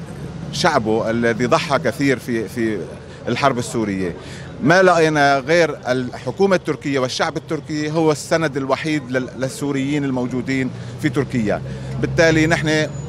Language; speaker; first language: Arabic; native; Arabic